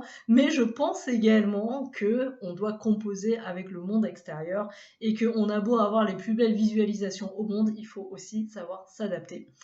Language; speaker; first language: French; native; French